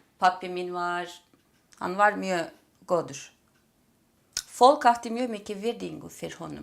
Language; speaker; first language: Icelandic; non-native, fluent; Turkish